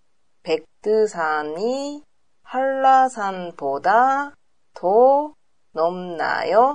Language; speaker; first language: Korean; non-native, learner; Japanese